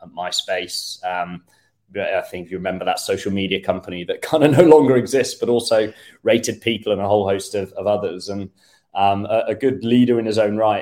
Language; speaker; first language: English; native; English